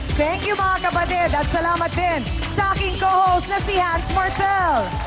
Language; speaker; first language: Filipino; native; Filipino